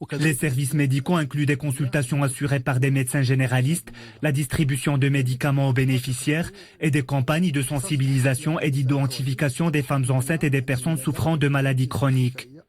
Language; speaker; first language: French; non-native, local second language; Arabic